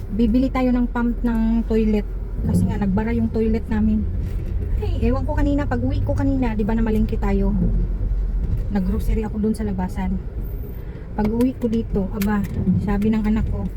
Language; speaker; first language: Filipino; non-native, local second language; Cebuano